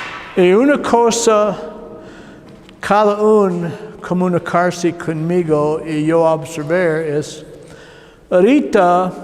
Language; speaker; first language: Spanish; non-native, learner; English